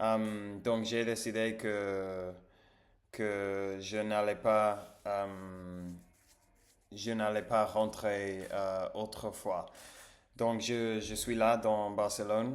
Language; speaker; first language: French; non-native, learner; English